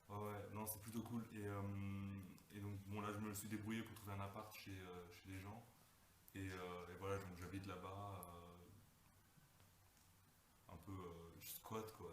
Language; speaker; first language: French; native; French